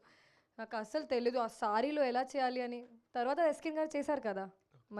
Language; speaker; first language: Telugu; non-native, local second language; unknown